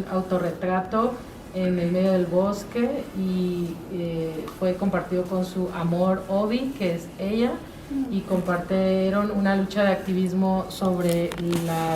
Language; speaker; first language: Spanish; native; Spanish